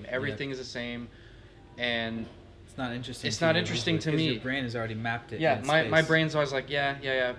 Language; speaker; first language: English; native; English